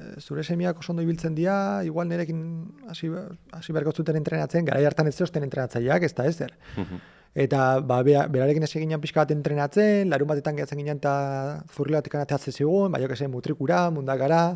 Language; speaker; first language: Basque; native; Basque